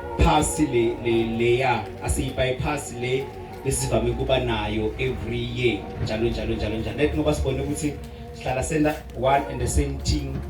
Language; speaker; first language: Zulu; non-native, local second language; Swati